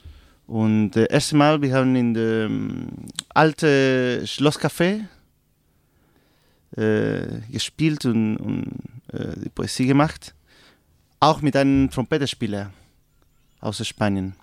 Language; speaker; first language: German; non-native, learner; Spanish